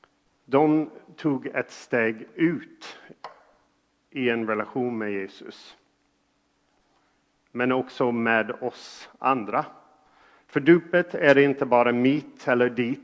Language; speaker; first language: Swedish; non-native, fluent; English